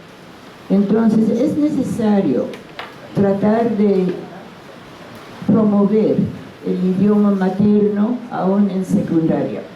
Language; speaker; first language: Spanish; non-native, fluent; English